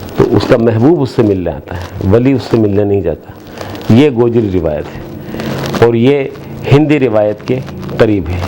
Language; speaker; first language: Urdu; native; Urdu